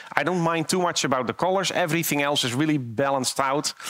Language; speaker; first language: English; non-native, fluent; Dutch